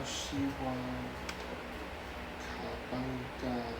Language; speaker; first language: Japanese; non-native, learner; Chinese